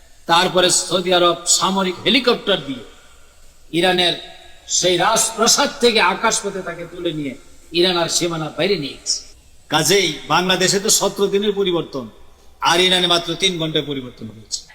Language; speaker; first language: Bangla; native; Bangla